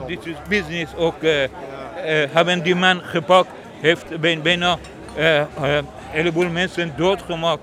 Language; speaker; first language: Dutch; non-native, learner; Persian